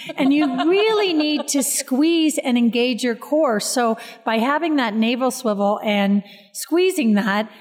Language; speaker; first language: English; native; English